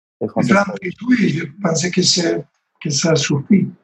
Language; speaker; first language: French; non-native, learner; Spanish